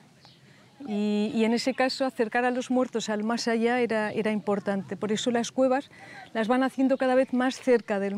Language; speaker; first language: Spanish; non-native, local second language; Catalan